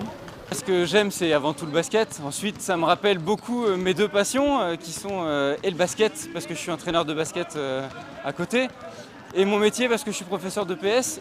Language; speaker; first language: French; native; French